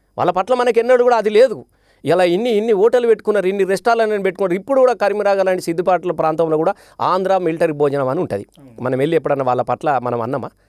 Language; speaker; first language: Telugu; native; Telugu